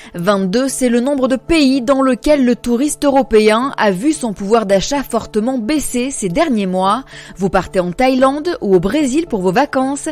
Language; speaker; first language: French; native; French